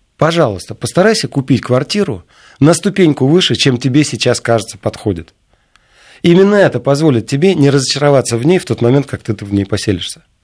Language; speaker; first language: Russian; native; Russian